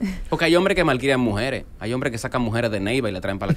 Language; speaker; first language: Spanish; native; Spanish